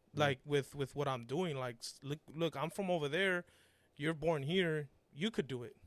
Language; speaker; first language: English; early bilingual, other home language; Spanish